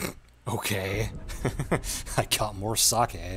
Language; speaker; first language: English; native; English